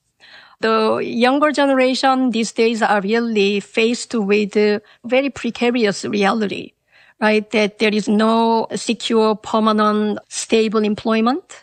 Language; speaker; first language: English; non-native, fluent; Korean